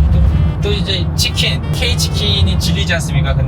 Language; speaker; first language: Korean; native; Korean